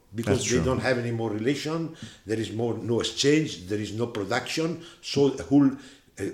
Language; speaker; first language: English; non-native, fluent; Italian